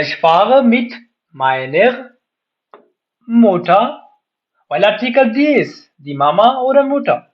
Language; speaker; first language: German; non-native, fluent; Pashto